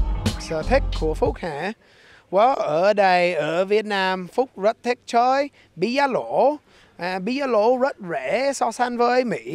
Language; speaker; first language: Vietnamese; non-native, learner; English